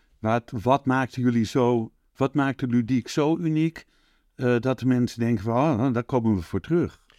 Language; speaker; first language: Dutch; native; Dutch